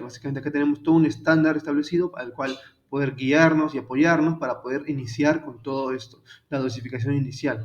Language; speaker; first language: Spanish; native; Spanish